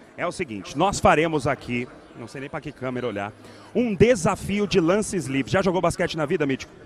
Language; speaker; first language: Portuguese; native; Portuguese